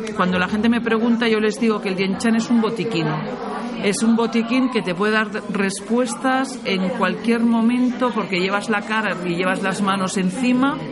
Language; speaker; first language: Spanish; native; Spanish